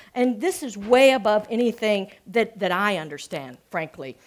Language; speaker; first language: English; native; English